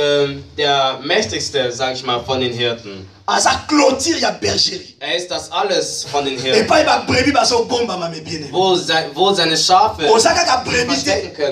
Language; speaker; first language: German; non-native, learner; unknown